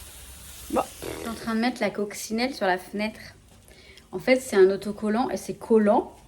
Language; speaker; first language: French; native; French